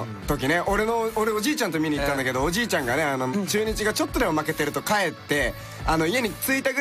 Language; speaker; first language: Japanese; native; Japanese